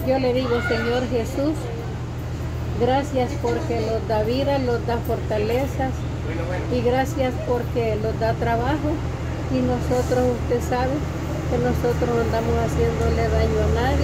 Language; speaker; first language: Spanish; native; Spanish